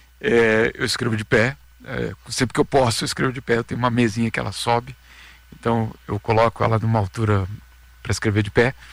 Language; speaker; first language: Portuguese; native; Portuguese